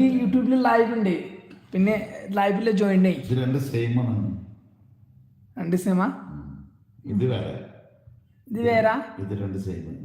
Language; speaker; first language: Malayalam; non-native, learner; Bangla